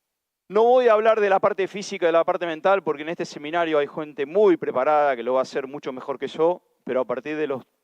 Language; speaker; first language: Spanish; native; Spanish